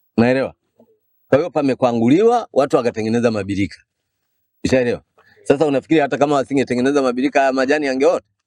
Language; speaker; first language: Swahili; non-native, local second language; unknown